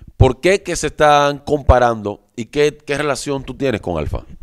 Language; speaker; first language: Spanish; native; Spanish